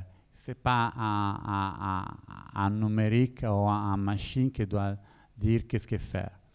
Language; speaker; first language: French; non-native, learner; Italian